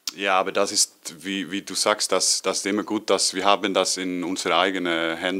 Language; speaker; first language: German; non-native, learner; Icelandic